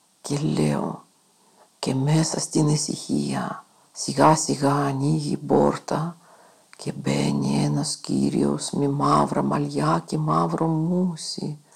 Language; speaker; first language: Greek; non-native, fluent; Russian